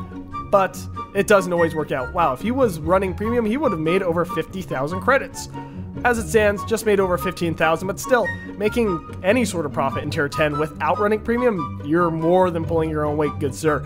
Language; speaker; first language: English; native; English